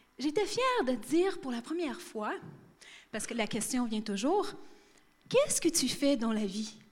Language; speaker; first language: French; native; French